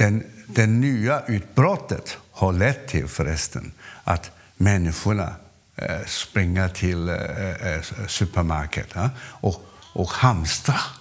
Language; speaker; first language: Swedish; non-native, fluent; Cantonese